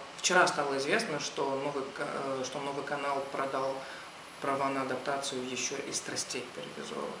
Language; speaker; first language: Russian; native; Russian